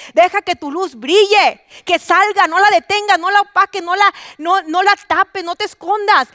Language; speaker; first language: Spanish; native; Spanish